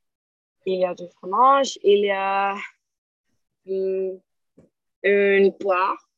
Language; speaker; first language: French; non-native, learner; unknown